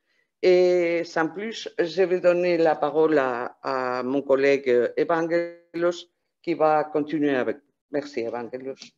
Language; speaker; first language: French; non-native, fluent; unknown